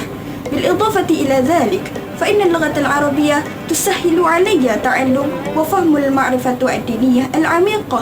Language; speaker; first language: Arabic; non-native, learner; Malay